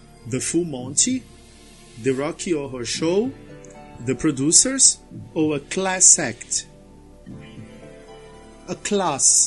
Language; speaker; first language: English; non-native, fluent; Portuguese